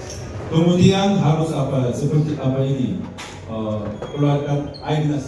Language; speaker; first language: Indonesian; non-native, learner; Korean